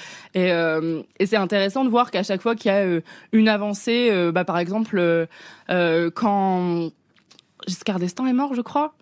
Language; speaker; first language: French; native; French